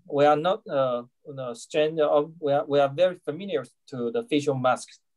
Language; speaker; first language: English; non-native, learner; Chinese